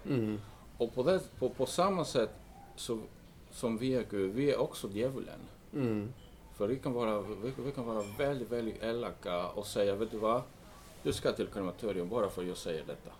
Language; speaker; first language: Swedish; non-native, fluent; English